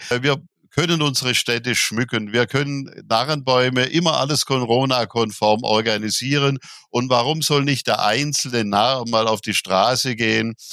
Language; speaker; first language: German; native; German